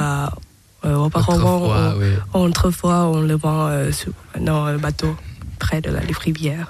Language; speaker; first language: French; non-native, learner; Thai